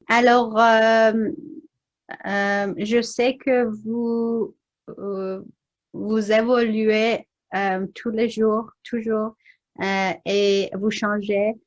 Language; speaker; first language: French; non-native, learner; English